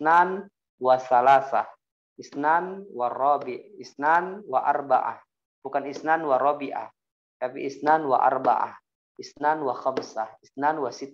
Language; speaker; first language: Arabic; non-native, fluent; Indonesian